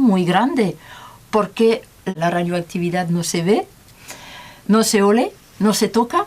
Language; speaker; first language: Spanish; non-native, learner; French